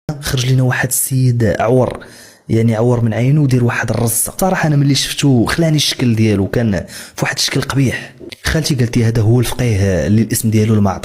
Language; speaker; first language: Arabic; native; Arabic